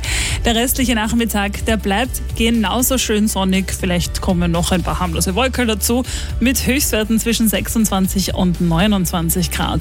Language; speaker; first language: German; native; German